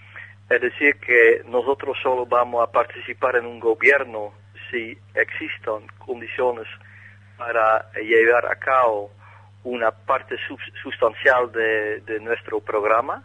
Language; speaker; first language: Spanish; non-native, fluent; Dutch